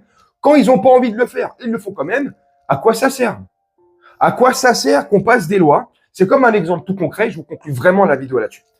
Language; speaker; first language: French; native; French